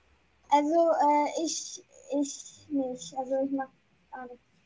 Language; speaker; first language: German; early bilingual, other home language; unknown